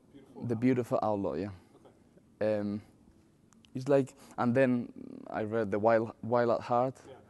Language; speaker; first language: English; non-native, fluent; Spanish